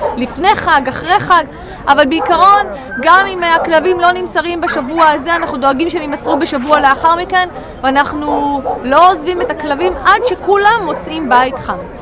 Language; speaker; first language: Hebrew; native; Hebrew